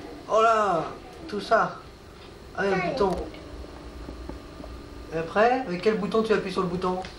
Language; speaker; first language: French; native; French